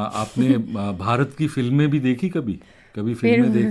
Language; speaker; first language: Hindi; native; Hindi